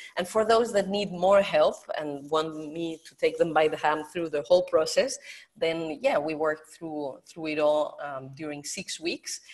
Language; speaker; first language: English; non-native, fluent; Spanish